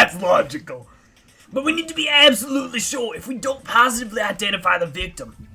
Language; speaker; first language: English; native; English